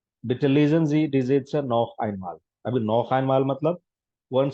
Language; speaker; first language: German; non-native, fluent; Hindi